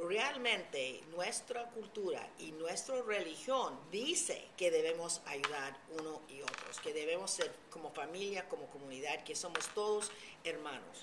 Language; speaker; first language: Spanish; early bilingual, heritage; Spanish